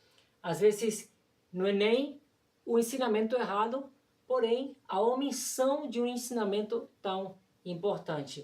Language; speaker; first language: Portuguese; non-native, fluent; Spanish